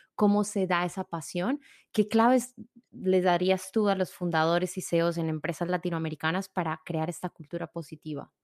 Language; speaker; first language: Spanish; native; Spanish